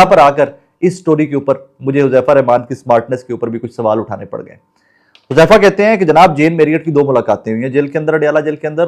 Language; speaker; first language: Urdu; non-native, local second language; Punjabi